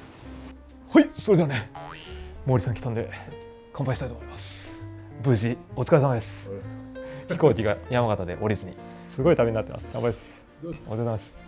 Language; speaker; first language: Japanese; native; Japanese